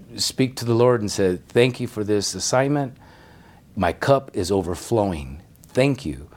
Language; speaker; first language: English; native; English